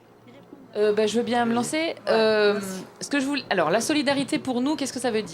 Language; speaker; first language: French; native; French